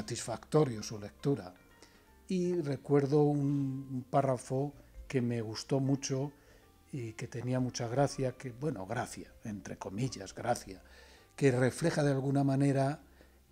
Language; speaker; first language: Spanish; native; Spanish